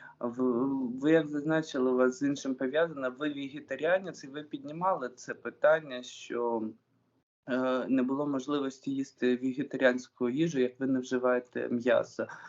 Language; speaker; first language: Ukrainian; native; Ukrainian